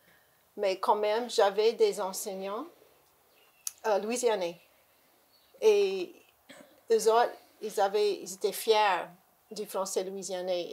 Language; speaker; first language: French; native; French